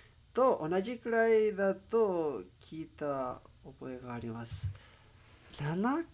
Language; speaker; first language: Japanese; non-native, learner; English